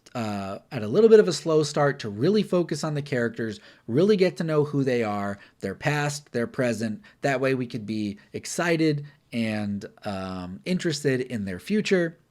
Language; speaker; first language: English; native; English